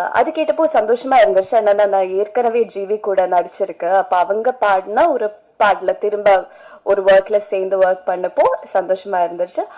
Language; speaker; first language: Tamil; non-native, fluent; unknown